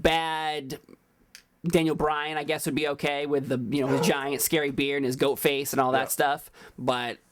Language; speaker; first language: English; native; English